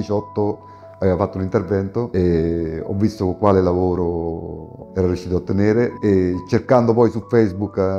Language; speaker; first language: Italian; native; Italian